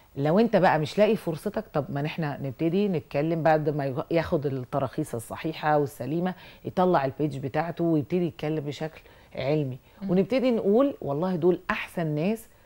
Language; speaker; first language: Arabic; native; Arabic